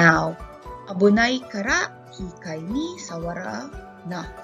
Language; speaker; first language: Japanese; non-native, fluent; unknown